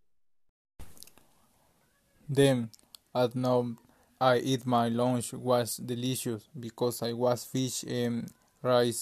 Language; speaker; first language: English; non-native, learner; Spanish